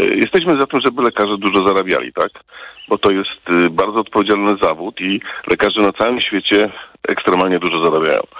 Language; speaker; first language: Polish; early bilingual, heritage; Polish